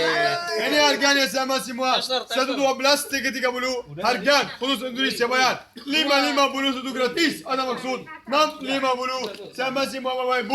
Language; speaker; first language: Indonesian; non-native, learner; Arabic